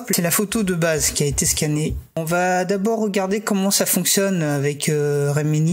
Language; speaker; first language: French; native; French